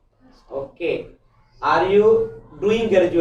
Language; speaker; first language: English; non-native, local second language; Hindi